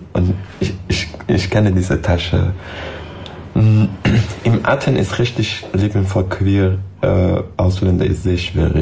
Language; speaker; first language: German; non-native, learner; Persian